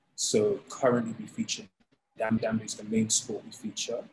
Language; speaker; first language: English; native; English